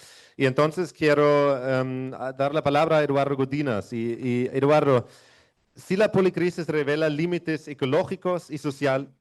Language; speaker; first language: Spanish; non-native, fluent; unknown